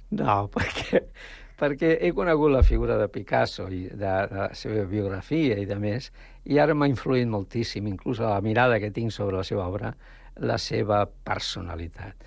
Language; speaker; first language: Catalan; non-native, local second language; Spanish